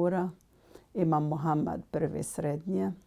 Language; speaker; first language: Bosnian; non-native, learner; Arabic